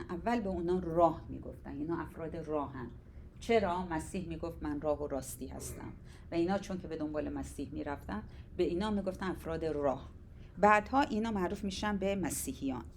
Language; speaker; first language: Persian; native; Persian